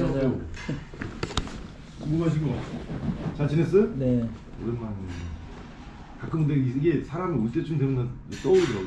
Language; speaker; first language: Korean; native; Korean